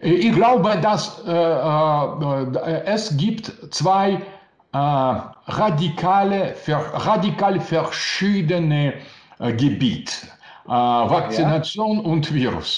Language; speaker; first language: German; non-native, learner; Russian